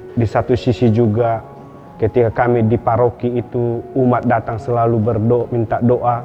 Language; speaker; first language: Indonesian; non-native, local second language; Batak Toba